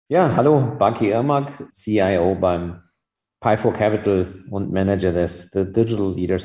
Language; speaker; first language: German; native; German